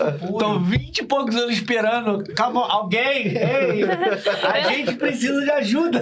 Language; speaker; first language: Portuguese; native; Portuguese